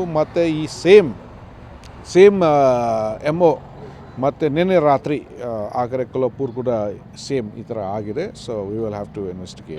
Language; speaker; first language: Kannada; non-native, fluent; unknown